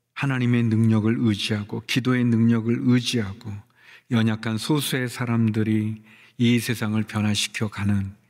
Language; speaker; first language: Korean; native; Korean